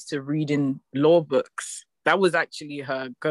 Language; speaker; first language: English; non-native, local second language; Yoruba